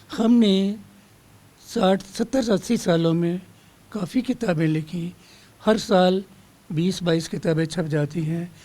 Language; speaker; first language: Hindi; non-native, local second language; Dogri